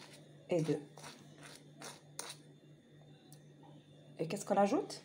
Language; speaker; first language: French; non-native, local second language; Arabic